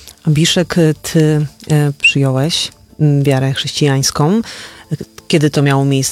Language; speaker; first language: Polish; native; Polish